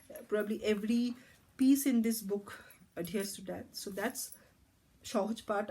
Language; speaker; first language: English; non-native, local second language; Bangla